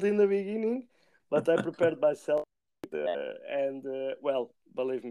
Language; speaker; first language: English; non-native, learner; Portuguese